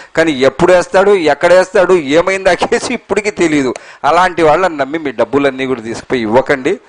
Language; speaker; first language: Telugu; non-native, local second language; Urdu